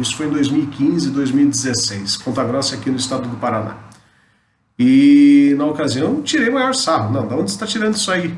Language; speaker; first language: Portuguese; native; Portuguese